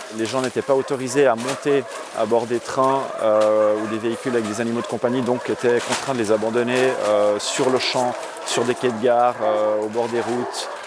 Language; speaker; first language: French; native; French